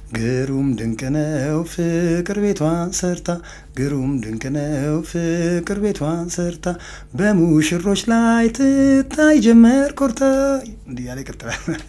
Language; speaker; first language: Amharic; native; Amharic